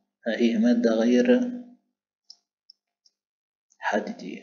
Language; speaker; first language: Arabic; native; Arabic